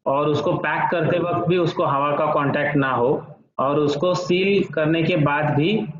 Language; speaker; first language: Hindi; non-native, local second language; Marathi